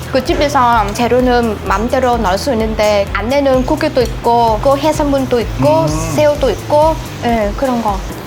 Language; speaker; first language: Korean; non-native, fluent; Vietnamese